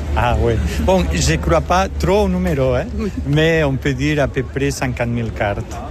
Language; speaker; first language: French; non-native, fluent; Spanish